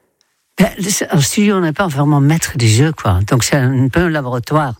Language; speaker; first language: French; non-native, fluent; Dutch